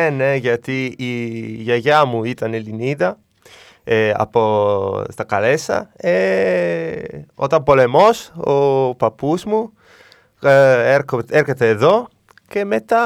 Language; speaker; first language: Greek; non-native, learner; Italian